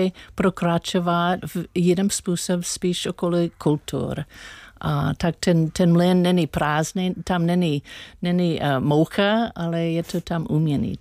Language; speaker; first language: Czech; non-native, learner; English